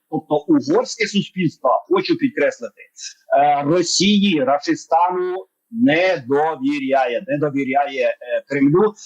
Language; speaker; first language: Ukrainian; non-native, local second language; Hungarian